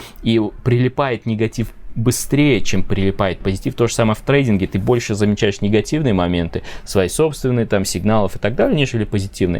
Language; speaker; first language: Russian; native; Russian